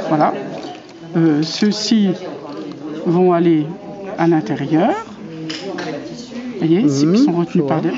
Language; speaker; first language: French; native; French